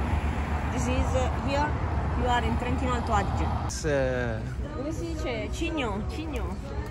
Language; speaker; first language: English; non-native, fluent; Italian